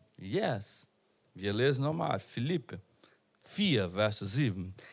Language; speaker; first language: German; non-native, learner; Portuguese